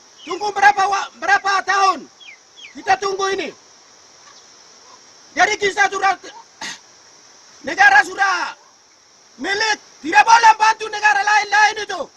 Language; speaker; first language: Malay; non-native, local second language; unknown